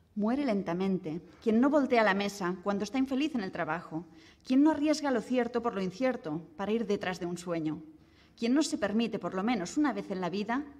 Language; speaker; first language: Spanish; non-native, local second language; Catalan